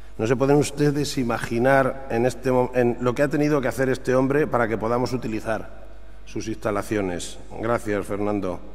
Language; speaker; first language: Spanish; native; Spanish